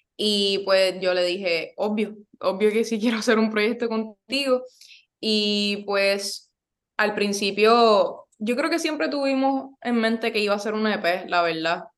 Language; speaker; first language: Spanish; native; Spanish